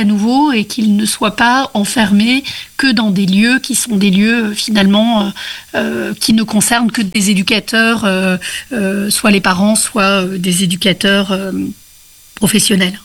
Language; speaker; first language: French; native; French